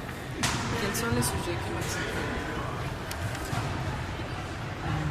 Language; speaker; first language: French; non-native, learner; Spanish